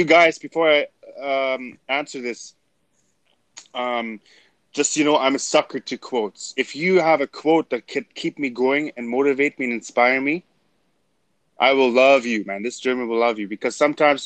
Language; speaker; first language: English; non-native, fluent; German